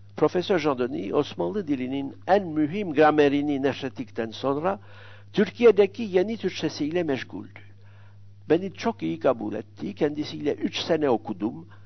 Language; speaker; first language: Turkish; non-native, fluent; French